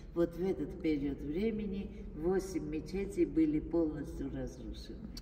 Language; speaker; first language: Russian; non-native, fluent; Armenian